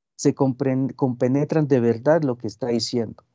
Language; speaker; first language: Spanish; non-native, local second language; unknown